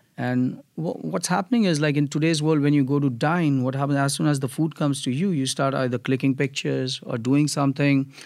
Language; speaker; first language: English; non-native, local second language; Gujarati